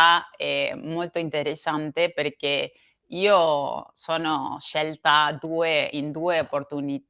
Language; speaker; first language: Italian; non-native, learner; Spanish